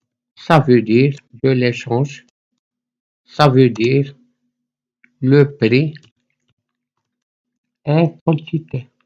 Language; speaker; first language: French; non-native, fluent; Arabic